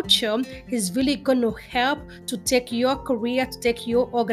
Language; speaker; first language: English; non-native, local second language; Yoruba